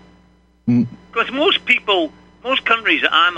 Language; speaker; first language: English; native; English